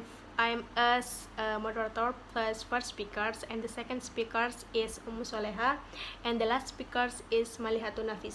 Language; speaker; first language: English; non-native, learner; Indonesian